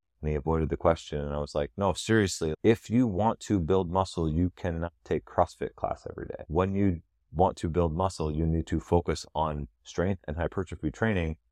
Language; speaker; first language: English; native; English